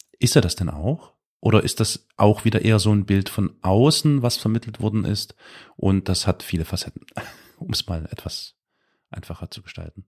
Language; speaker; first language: German; native; German